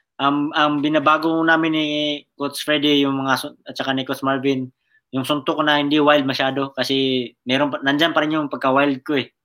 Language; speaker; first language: Filipino; non-native, local second language; Cebuano